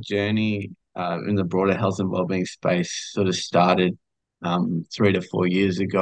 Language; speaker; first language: English; native; English